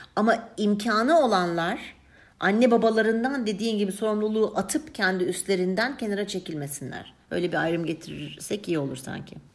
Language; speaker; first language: Turkish; early bilingual, heritage; Turkish